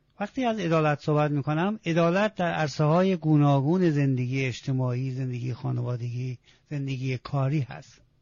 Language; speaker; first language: Persian; non-native, local second language; Azerbaijani